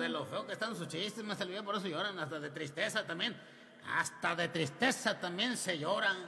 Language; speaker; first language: Spanish; native; Spanish